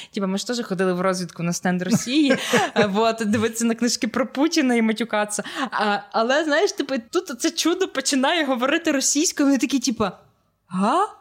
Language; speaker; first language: Ukrainian; native; Ukrainian